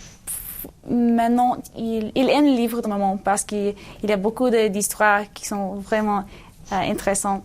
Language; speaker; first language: French; non-native, learner; English